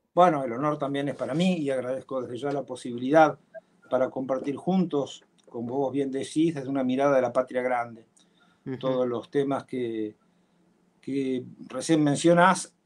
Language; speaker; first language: Spanish; native; Spanish